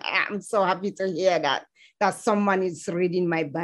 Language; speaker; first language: English; non-native, local second language; Fula